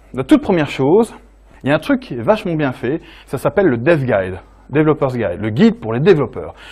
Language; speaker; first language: French; native; French